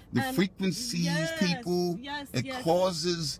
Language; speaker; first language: English; native; English